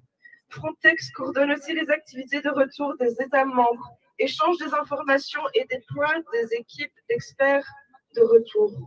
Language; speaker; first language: French; native; French